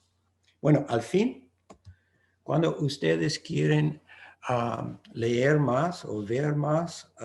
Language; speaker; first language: Spanish; non-native, fluent; English